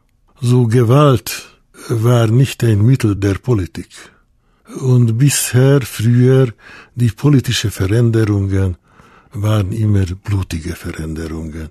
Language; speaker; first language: German; non-native, fluent; Hungarian